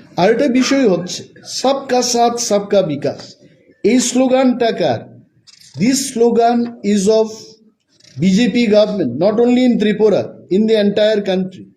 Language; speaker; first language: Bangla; non-native, local second language; Kok Borok